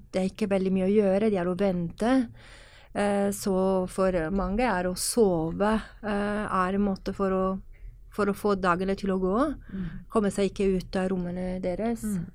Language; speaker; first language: Norwegian; non-native, fluent; Italian